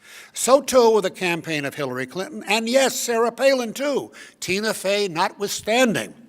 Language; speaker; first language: English; native; English